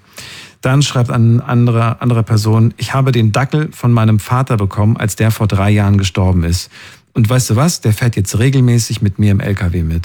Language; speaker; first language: German; native; German